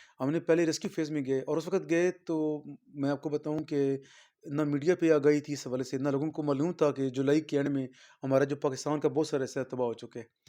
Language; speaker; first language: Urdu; non-native, local second language; Punjabi